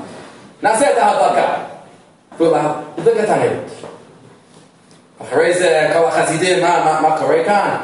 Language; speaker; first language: Hebrew; non-native, fluent; English